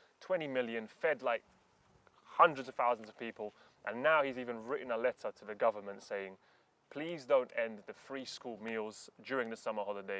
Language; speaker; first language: English; early bilingual, other home language; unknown